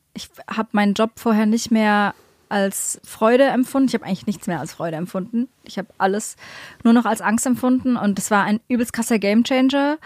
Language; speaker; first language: German; native; German